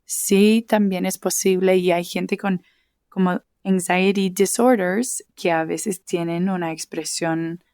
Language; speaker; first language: Spanish; early bilingual, heritage; English